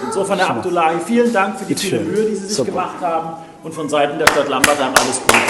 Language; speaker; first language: German; native; German